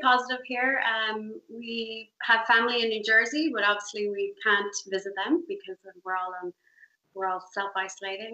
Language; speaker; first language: English; native; English